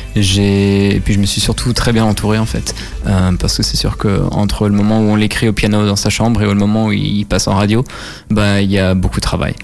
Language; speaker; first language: French; native; French